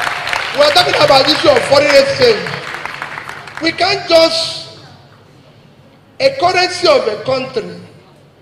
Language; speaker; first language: English; non-native, local second language; Igbo